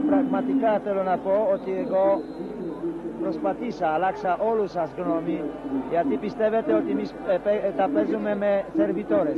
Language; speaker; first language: Greek; non-native, learner; Polish